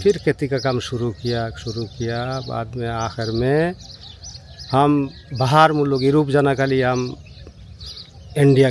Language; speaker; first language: Hindi; non-native, fluent; Pashto